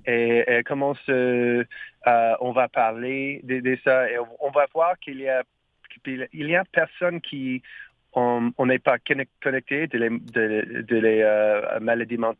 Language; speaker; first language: French; non-native, learner; English